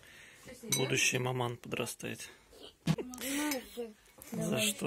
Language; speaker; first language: Russian; native; Russian